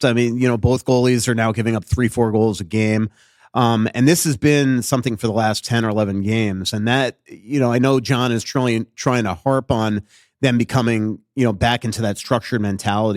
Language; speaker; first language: English; native; English